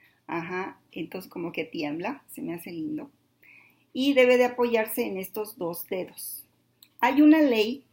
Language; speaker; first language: Spanish; native; Spanish